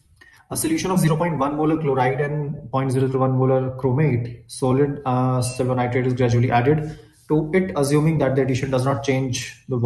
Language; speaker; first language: English; non-native, local second language; Hindi